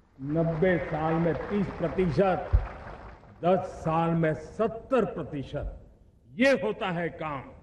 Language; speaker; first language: Hindi; non-native, local second language; Gujarati